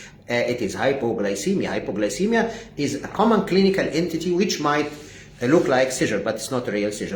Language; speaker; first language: English; non-native, fluent; Arabic